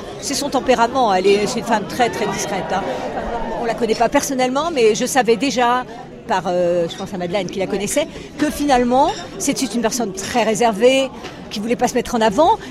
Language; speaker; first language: French; native; French